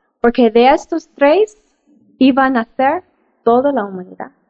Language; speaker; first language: Spanish; non-native, fluent; English